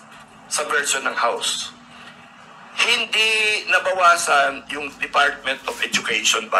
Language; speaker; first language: Filipino; native; Filipino